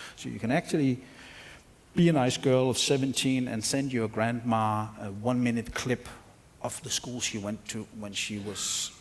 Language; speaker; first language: English; non-native, fluent; Danish